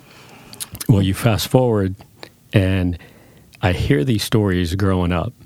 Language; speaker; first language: English; early bilingual, other home language; Spanish